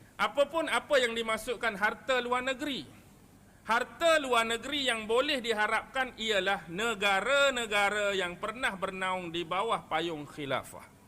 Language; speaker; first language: Malay; native; Malay